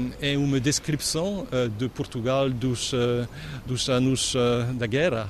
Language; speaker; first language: Portuguese; non-native, fluent; French